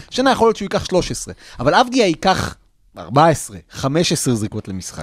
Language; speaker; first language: Hebrew; native; Hebrew